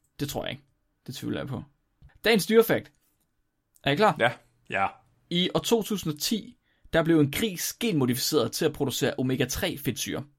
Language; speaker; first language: Danish; native; Danish